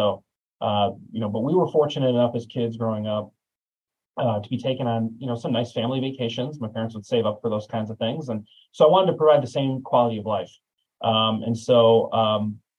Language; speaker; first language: English; native; English